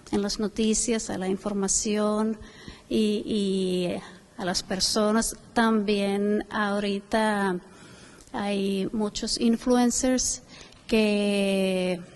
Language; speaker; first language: Spanish; non-native, fluent; Finnish